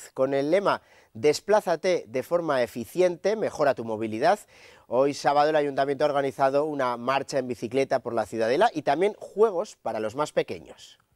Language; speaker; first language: Spanish; native; Spanish